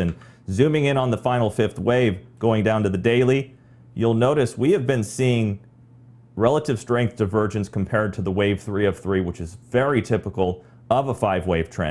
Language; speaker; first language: English; native; English